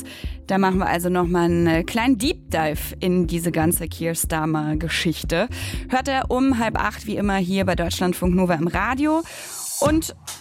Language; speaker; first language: German; native; German